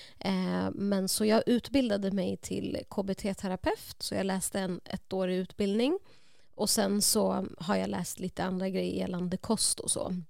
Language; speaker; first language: Swedish; native; Swedish